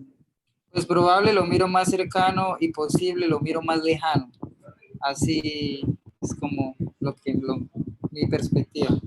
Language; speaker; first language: Spanish; native; Spanish